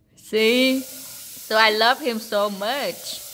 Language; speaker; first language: English; non-native, learner; Vietnamese